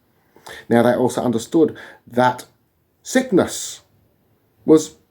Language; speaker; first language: English; native; English